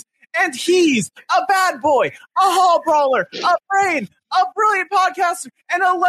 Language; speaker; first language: English; native; English